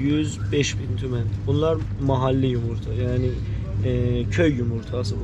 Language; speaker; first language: Turkish; non-native, fluent; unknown